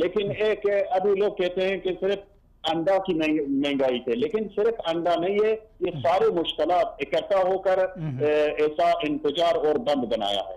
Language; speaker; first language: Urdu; non-native, fluent; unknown